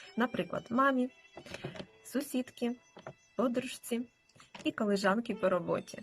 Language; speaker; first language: Ukrainian; native; Ukrainian